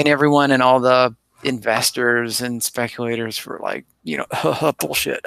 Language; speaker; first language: English; native; English